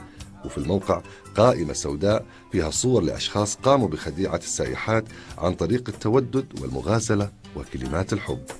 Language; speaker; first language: Arabic; native; Arabic